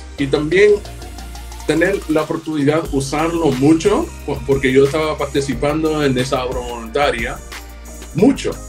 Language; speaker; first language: Spanish; non-native, fluent; English